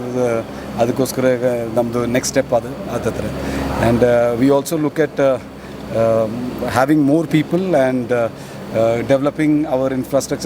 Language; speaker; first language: Kannada; non-native, local second language; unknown